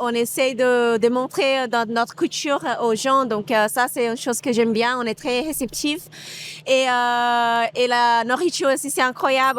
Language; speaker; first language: French; non-native, fluent; Portuguese